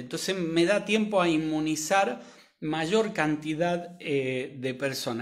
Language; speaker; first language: Spanish; native; Spanish